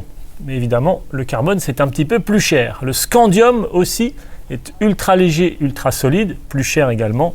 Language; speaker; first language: French; native; French